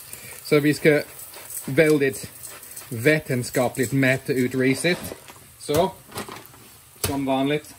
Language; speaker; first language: Swedish; non-native, fluent; English